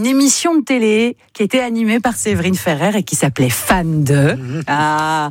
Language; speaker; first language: French; native; French